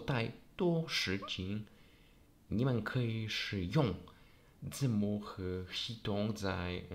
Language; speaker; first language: Chinese; non-native, learner; Polish